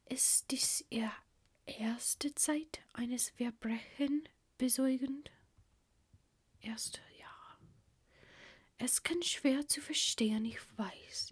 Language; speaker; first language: German; non-native, learner; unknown